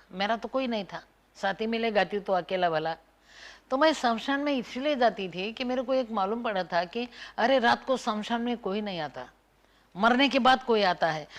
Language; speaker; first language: Hindi; non-native, local second language; Marathi